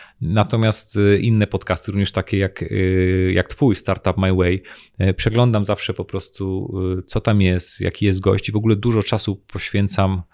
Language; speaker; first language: Polish; native; Polish